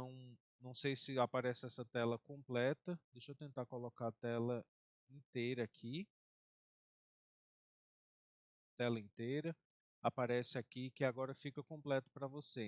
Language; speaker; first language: Portuguese; native; Portuguese